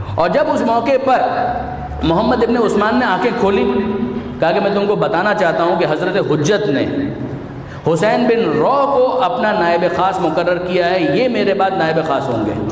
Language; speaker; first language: Urdu; non-native, local second language; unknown